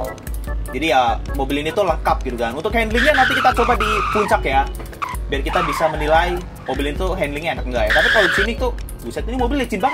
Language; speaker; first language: Indonesian; native; Indonesian